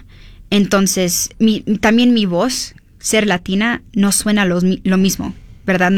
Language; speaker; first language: Spanish; early bilingual, heritage; Spanish